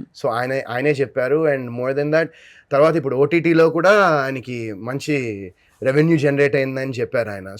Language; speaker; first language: Telugu; native; Telugu